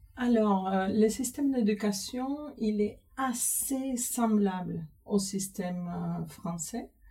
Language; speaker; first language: French; non-native, fluent; Spanish